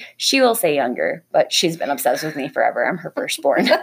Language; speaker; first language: English; native; English